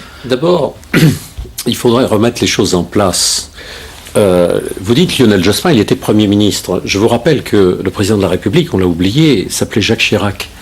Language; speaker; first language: French; native; French